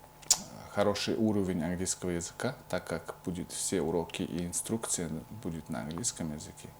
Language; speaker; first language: Russian; non-native, fluent; Mongolian